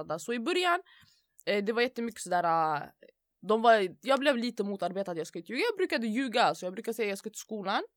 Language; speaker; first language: Swedish; early bilingual, other home language; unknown